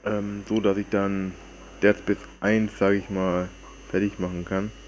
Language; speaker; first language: German; native; German